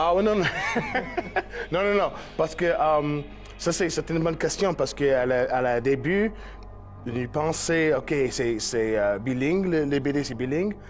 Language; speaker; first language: French; non-native, local second language; English